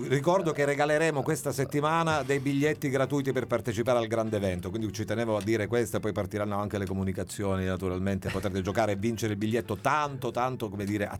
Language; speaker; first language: Italian; native; Italian